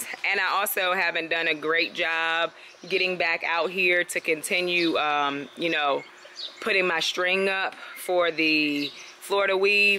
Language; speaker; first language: English; native; English